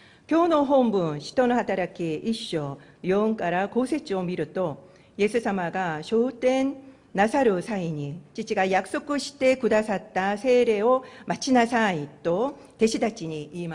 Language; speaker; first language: Japanese; non-native, fluent; Korean